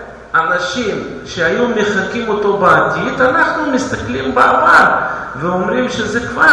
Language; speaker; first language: Hebrew; non-native, fluent; Russian